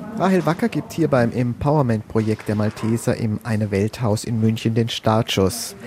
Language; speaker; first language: German; native; German